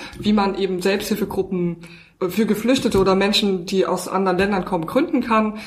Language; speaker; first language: German; native; German